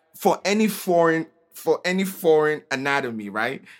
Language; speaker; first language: English; non-native, local second language; Igbo